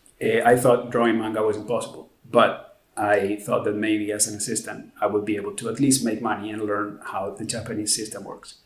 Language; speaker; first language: English; non-native, fluent; Spanish